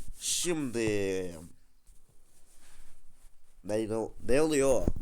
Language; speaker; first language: Turkish; non-native, learner; Russian